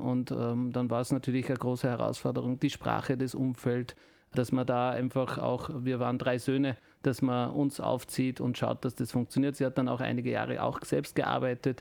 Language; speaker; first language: German; early bilingual, other home language; Turkish